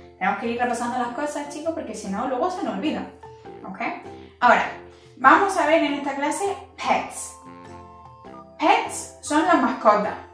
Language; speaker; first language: Spanish; native; Spanish